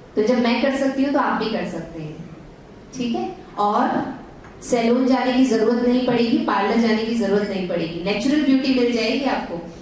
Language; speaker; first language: Hindi; native; Hindi